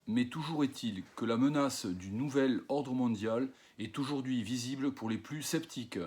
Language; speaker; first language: French; native; French